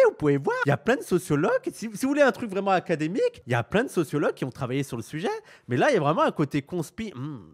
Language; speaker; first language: French; native; French